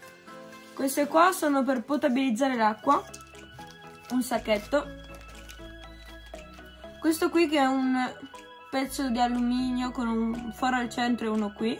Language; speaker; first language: Italian; native; Italian